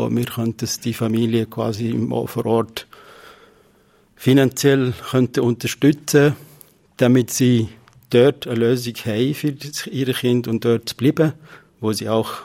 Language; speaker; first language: German; non-native, fluent; Kurdish